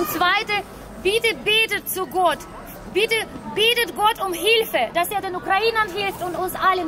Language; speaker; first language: German; non-native, learner; Ukrainian